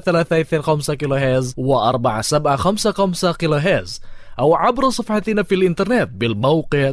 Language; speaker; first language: Arabic; non-native, fluent; Indonesian